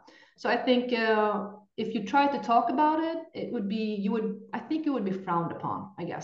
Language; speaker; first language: English; non-native, fluent; Norwegian